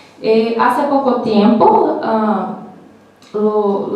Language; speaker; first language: Spanish; non-native, learner; Portuguese